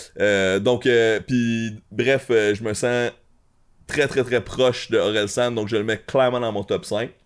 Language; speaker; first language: French; native; French